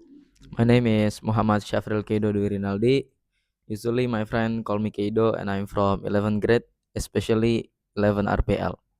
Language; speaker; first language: English; non-native, learner; Indonesian